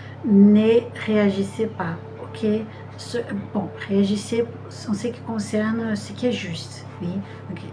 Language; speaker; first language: French; non-native, fluent; Portuguese